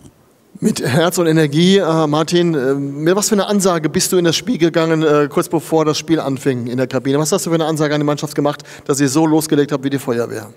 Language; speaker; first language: German; native; German